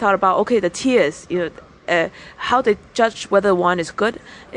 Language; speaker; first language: English; non-native, local second language; Cantonese